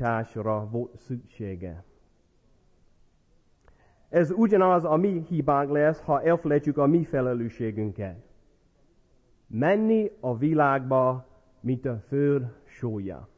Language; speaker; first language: Hungarian; non-native, fluent; English